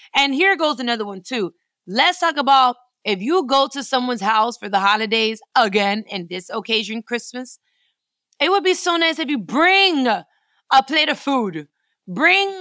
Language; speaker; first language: English; early bilingual, other home language; Spanish